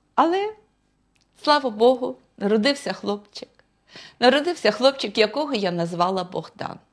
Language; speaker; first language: Ukrainian; non-native, fluent; Russian